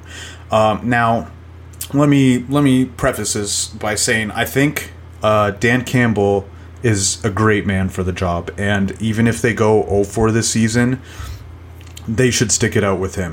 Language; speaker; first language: English; native; English